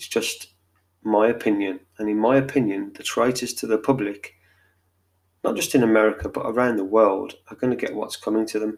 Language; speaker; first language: English; native; English